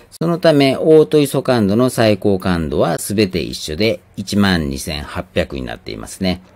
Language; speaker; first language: Japanese; native; Japanese